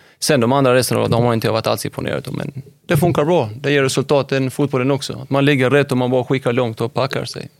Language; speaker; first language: Swedish; early bilingual, other home language; Albanian